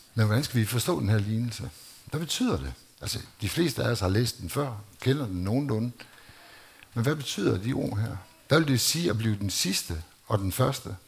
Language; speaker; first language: Danish; native; Danish